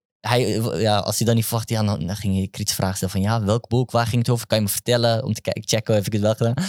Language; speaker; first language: Dutch; early bilingual, other home language; Turkish